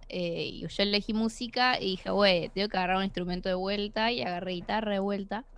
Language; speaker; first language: Spanish; native; Spanish